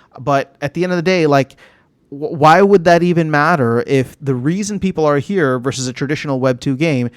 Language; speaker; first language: English; native; English